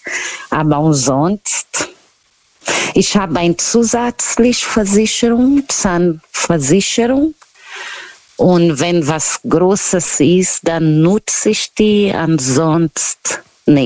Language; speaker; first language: German; non-native, learner; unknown